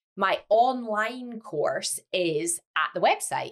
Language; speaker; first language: English; native; English